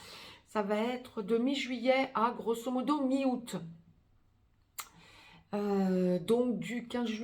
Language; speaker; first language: French; native; French